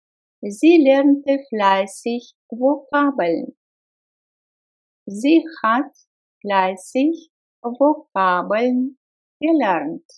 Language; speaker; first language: German; non-native, fluent; Russian